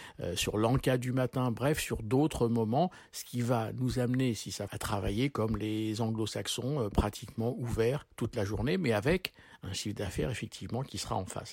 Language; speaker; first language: French; native; French